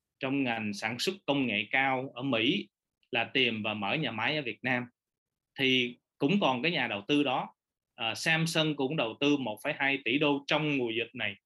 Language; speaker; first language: Vietnamese; early bilingual, heritage; Vietnamese